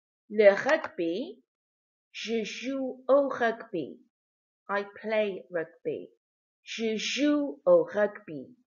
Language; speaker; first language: French; non-native, fluent; English